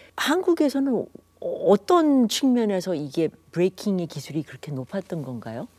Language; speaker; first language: Korean; native; Korean